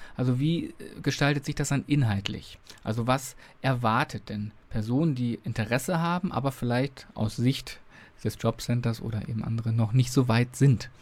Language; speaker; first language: German; native; German